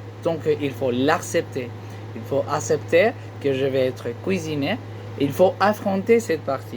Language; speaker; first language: French; non-native, learner; Spanish